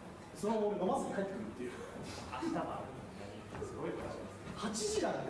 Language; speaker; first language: Japanese; native; Japanese